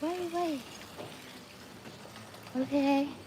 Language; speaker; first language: English; non-native, learner; Vietnamese